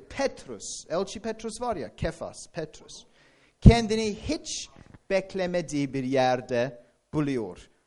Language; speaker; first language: Turkish; non-native, fluent; English